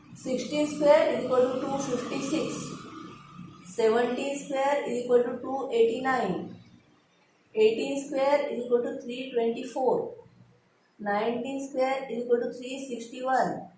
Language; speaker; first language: English; non-native, local second language; Marathi